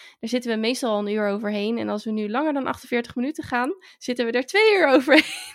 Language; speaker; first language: Dutch; native; Dutch